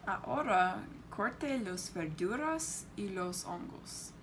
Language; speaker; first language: Spanish; non-native, learner; English